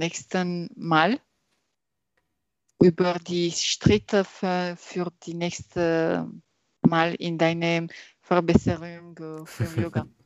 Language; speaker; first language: German; non-native, learner; French